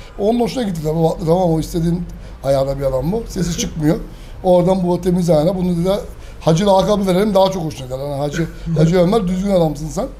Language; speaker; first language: Turkish; early bilingual, heritage; Turkish